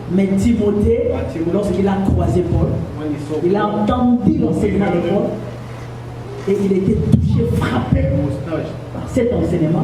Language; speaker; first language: French; non-native, local second language; Lingala